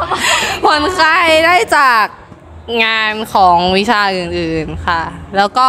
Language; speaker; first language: Thai; native; Thai